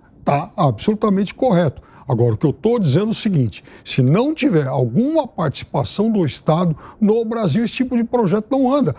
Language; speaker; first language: Portuguese; native; Portuguese